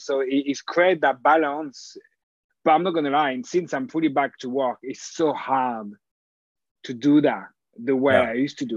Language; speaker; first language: English; non-native, fluent; French